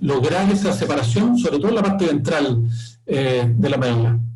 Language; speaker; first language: Spanish; native; Spanish